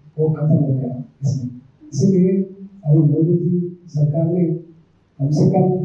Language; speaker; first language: Hindi; non-native, local second language; Telugu